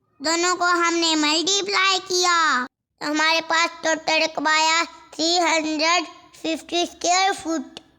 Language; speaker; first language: Urdu; non-native, local second language; Punjabi